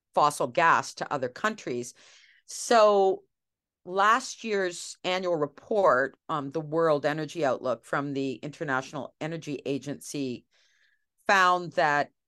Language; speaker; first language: English; native; English